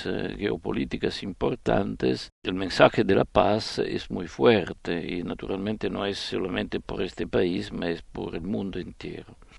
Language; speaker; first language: Spanish; non-native, fluent; Italian